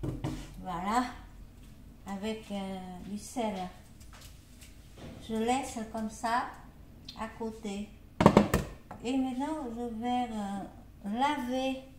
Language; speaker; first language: French; non-native, learner; Vietnamese